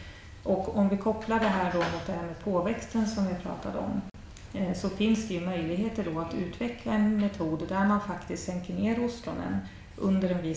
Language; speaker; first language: Swedish; native; Swedish